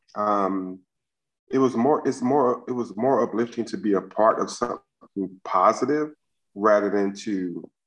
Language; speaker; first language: English; native; English